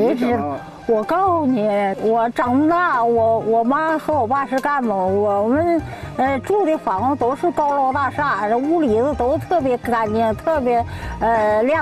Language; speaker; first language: Chinese; native; Chinese